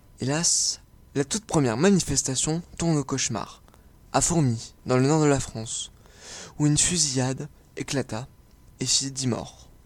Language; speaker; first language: French; native; French